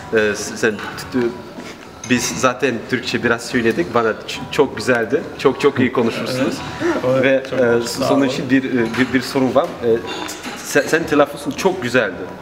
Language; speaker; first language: Turkish; non-native, learner; Russian